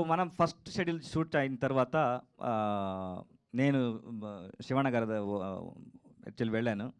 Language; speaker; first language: Telugu; non-native, learner; Kannada